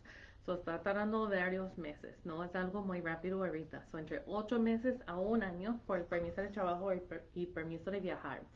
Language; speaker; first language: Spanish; non-native, fluent; English